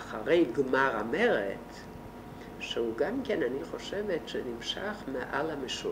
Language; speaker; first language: Hebrew; non-native, fluent; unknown